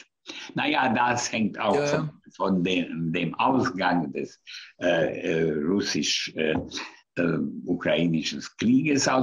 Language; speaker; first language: German; non-native, fluent; Hungarian